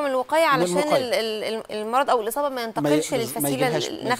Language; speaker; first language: Arabic; native; Arabic